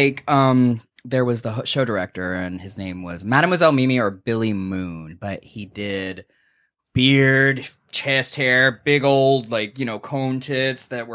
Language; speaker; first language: English; native; English